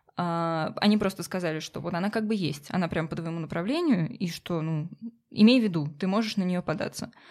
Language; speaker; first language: Russian; native; Russian